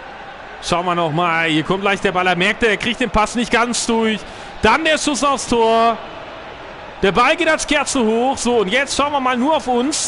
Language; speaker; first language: German; native; German